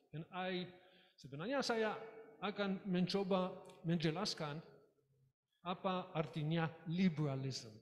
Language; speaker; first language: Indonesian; non-native, learner; English